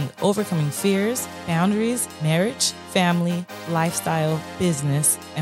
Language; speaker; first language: English; native; English